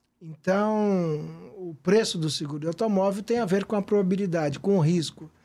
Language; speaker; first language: Portuguese; native; Portuguese